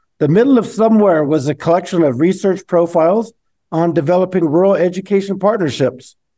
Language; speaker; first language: English; native; English